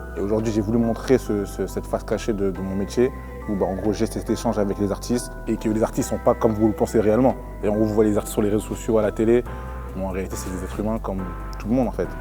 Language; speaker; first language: French; native; French